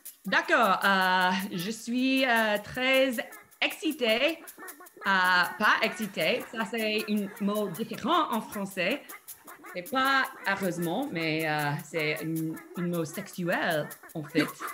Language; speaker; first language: French; non-native, learner; English